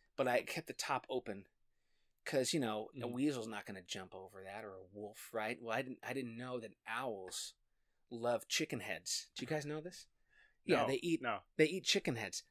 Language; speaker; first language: English; native; English